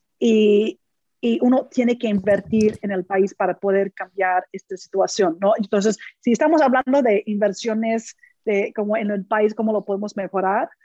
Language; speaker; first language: Spanish; non-native, fluent; English